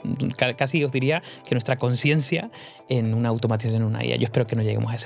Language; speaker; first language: Spanish; native; Spanish